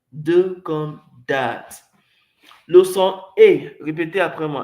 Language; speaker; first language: French; non-native, fluent; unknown